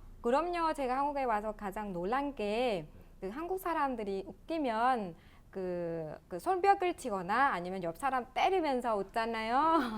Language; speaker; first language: Korean; non-native, fluent; Vietnamese